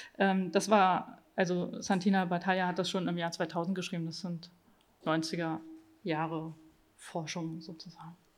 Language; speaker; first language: German; native; German